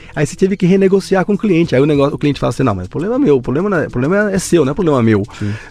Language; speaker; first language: Portuguese; native; Portuguese